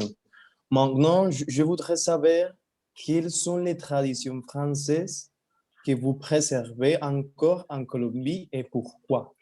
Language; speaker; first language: French; non-native, learner; Spanish